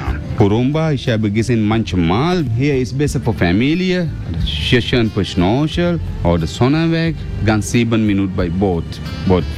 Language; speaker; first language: German; non-native, learner; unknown